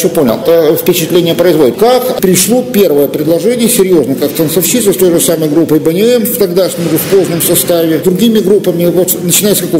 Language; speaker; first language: Russian; native; Russian